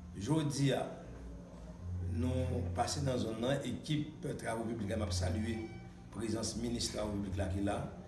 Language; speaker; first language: Haitian Creole; native; Haitian Creole